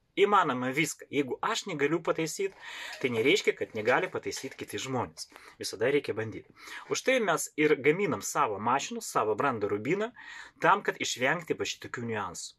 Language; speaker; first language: Lithuanian; non-native, local second language; Russian